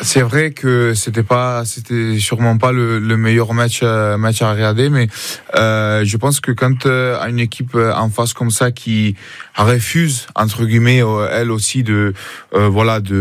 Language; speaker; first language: French; non-native, fluent; Italian